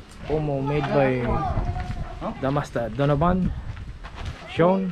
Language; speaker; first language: English; non-native, learner; Filipino